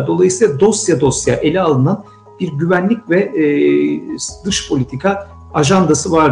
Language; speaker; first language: Turkish; native; Turkish